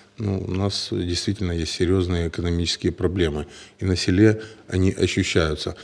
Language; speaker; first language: Russian; native; Russian